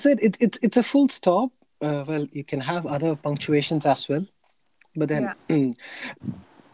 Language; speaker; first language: English; non-native, local second language; Tamil